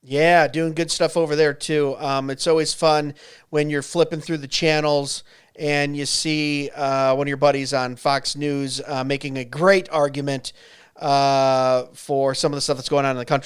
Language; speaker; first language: English; native; English